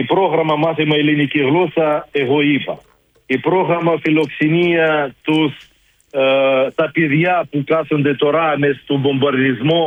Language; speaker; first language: Greek; non-native, learner; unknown